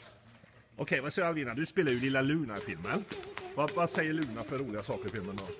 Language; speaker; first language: Swedish; native; Swedish